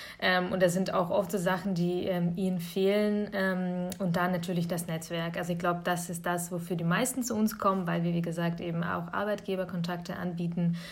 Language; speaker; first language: German; early bilingual, other home language; Russian